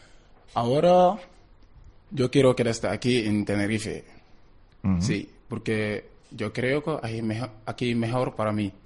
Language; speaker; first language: Spanish; non-native, learner; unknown